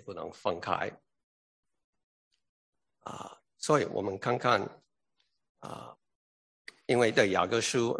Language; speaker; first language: Chinese; early bilingual, heritage; English